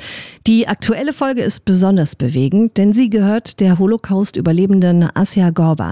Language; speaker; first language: German; native; German